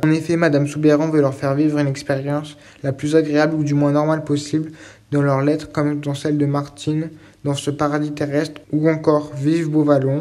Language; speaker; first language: French; native; French